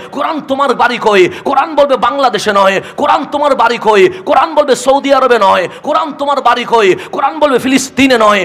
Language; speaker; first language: Bangla; native; Bangla